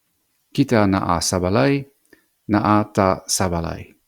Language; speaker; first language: Cebuano; non-native, fluent; English